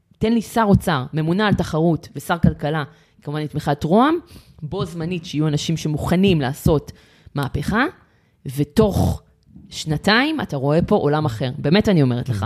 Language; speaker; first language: Hebrew; native; Hebrew